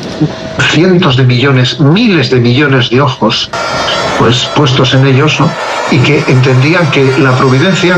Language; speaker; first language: Spanish; native; Spanish